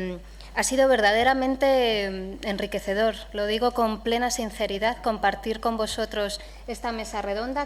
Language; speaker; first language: Spanish; native; Spanish